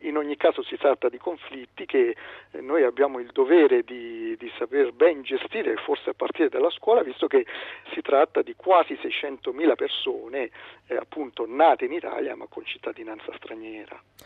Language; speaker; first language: Italian; native; Italian